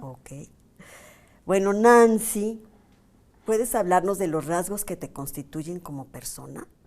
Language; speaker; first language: Spanish; native; Spanish